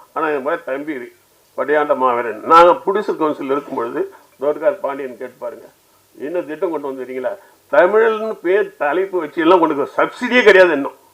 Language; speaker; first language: Tamil; native; Tamil